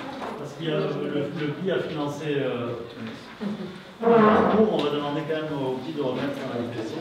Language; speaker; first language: French; native; French